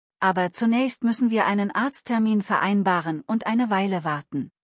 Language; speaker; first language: German; non-native, learner; Telugu